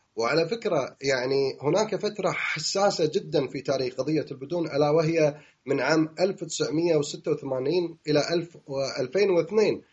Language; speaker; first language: Arabic; native; Arabic